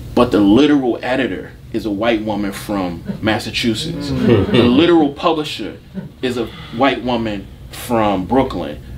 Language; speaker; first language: English; native; English